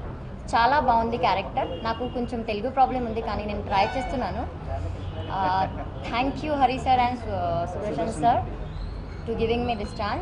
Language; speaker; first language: Telugu; non-native, learner; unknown